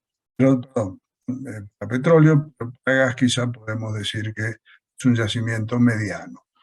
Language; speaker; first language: Spanish; native; Spanish